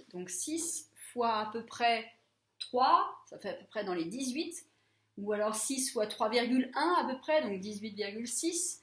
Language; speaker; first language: French; native; French